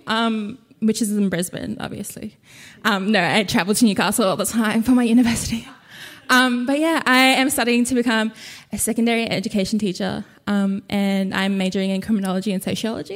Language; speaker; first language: English; non-native, local second language; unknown